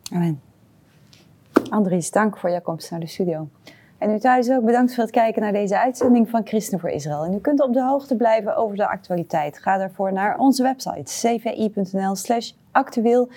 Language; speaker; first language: Dutch; native; Dutch